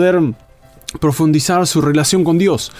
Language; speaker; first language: Spanish; native; Spanish